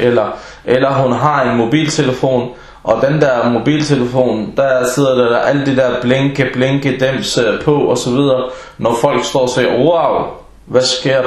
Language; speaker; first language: Danish; early bilingual, other home language; Arabic